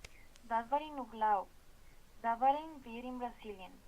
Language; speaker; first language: German; non-native, learner; Spanish